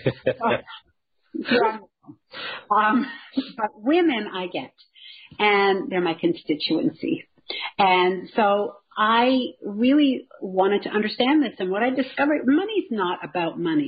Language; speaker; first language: English; native; English